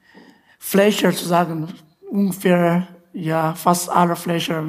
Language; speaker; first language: German; non-native, fluent; Chinese